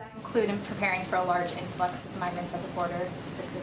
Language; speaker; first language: English; native; English